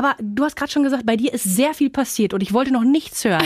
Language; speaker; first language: German; native; German